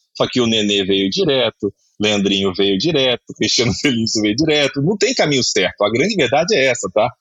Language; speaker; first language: Portuguese; native; Portuguese